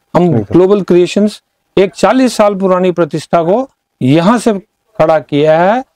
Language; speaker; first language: Hindi; non-native, local second language; Bangla